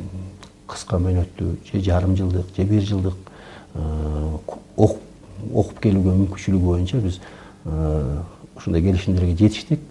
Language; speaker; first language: Kyrgyz; native; Kyrgyz